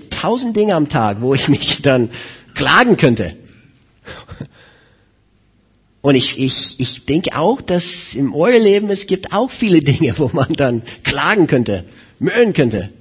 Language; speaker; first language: German; non-native, fluent; English